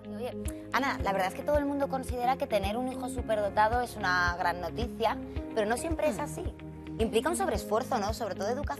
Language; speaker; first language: Spanish; native; Spanish